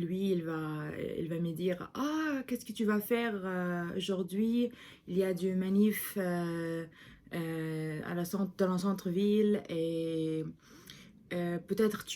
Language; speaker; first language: French; non-native, fluent; English